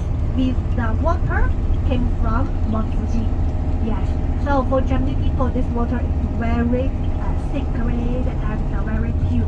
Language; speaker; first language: English; non-native, learner; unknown